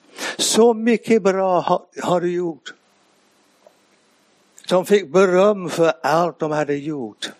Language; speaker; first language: Swedish; non-native, fluent; English